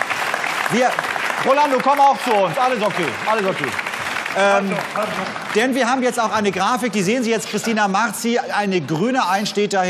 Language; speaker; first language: German; native; German